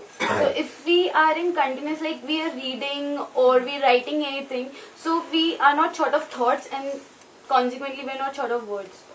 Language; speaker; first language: English; non-native, local second language; Hindi